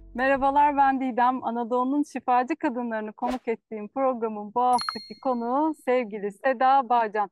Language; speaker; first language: Turkish; native; Turkish